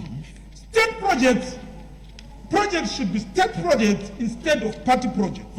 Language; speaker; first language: English; non-native, local second language; Shona